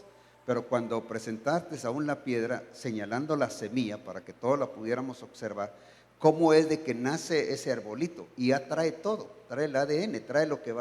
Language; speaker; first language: Spanish; native; Spanish